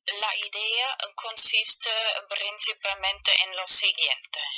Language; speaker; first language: Spanish; non-native, fluent; German